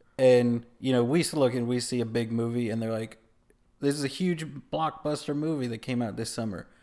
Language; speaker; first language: English; native; English